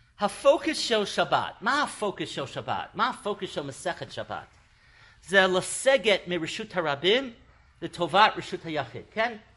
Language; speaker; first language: Hebrew; non-native, fluent; English